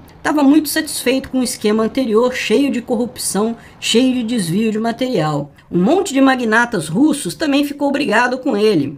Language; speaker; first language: Portuguese; native; Portuguese